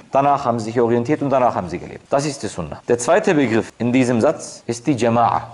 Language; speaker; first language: German; early bilingual, other home language; Turkish